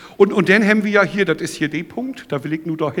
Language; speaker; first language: German; native; German